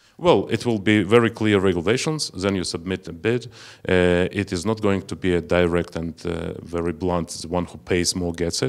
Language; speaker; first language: English; non-native, fluent; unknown